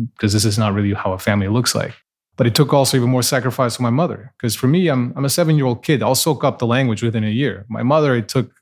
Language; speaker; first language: English; non-native, fluent; Portuguese